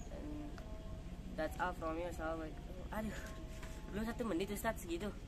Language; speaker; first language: English; non-native, learner; Indonesian